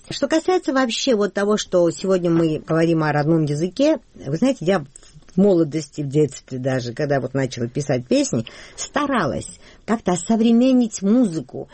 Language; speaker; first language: Russian; non-native, local second language; Georgian